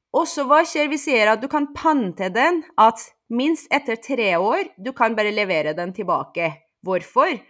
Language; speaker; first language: Norwegian; non-native, fluent; Persian